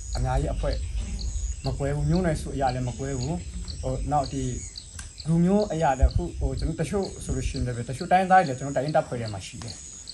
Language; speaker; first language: Burmese; non-native, local second language; Hakha Chin